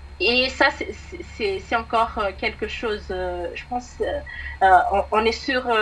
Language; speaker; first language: French; non-native, local second language; Malagasy